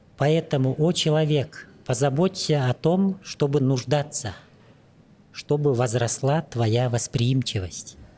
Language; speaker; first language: Russian; native; Russian